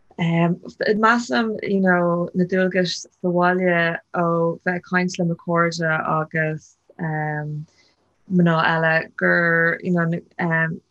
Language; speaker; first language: Irish; non-native, local second language; English